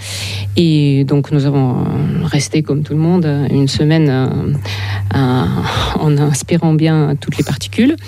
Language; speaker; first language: French; non-native, fluent; Ukrainian